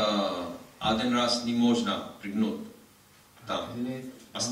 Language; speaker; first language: Russian; non-native, learner; Hindi